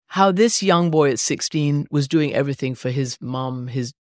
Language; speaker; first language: English; early bilingual, other home language; Persian